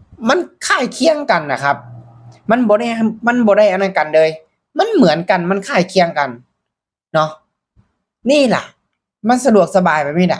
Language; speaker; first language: Thai; non-native, local second language; Northeastern Thai